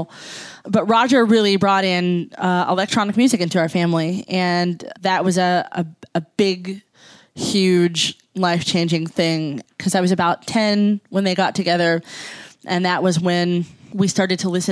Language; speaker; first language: English; native; English